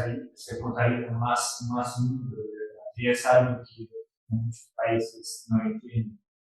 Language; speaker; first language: Spanish; non-native, fluent; Russian